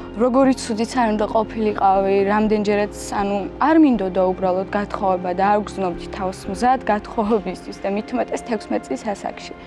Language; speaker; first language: Georgian; non-native, local second language; Azerbaijani